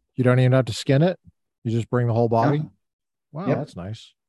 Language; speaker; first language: English; native; English